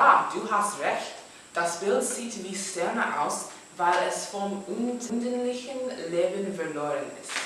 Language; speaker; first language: German; non-native, learner; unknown